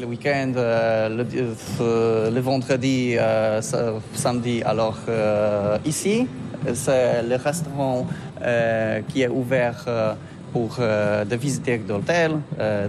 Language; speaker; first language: French; non-native, learner; Polish